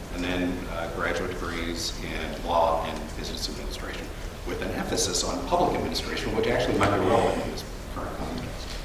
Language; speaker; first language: English; native; English